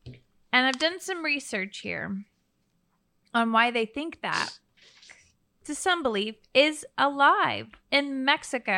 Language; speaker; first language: English; native; English